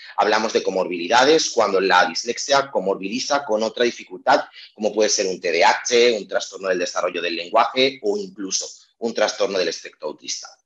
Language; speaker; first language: Spanish; native; Spanish